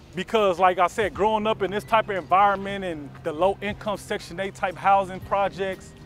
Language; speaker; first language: English; native; English